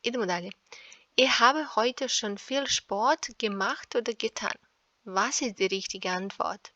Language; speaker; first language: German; non-native, fluent; Serbian